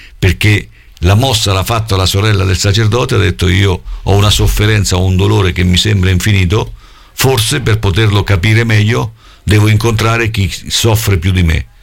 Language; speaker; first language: Italian; native; Italian